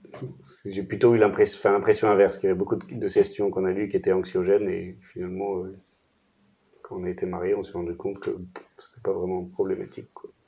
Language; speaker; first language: French; native; French